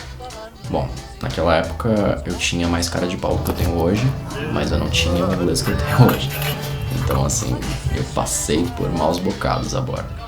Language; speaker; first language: Portuguese; native; Portuguese